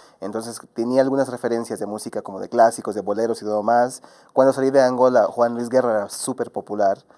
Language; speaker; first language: Spanish; non-native, fluent; Portuguese